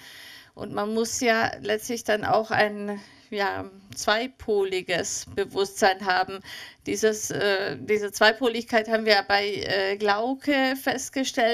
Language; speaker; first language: German; native; German